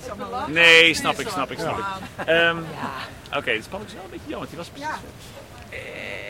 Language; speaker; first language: Dutch; native; Dutch